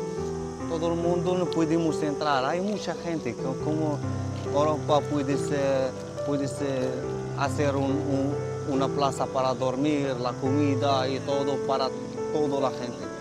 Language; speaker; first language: Spanish; non-native, learner; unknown